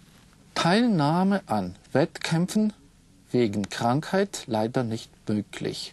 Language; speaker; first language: German; non-native, fluent; Russian